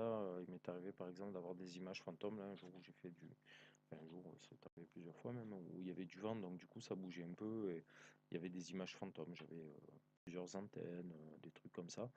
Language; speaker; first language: French; native; French